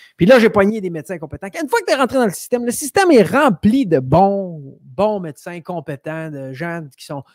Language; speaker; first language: French; native; French